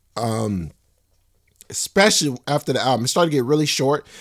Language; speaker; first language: English; native; English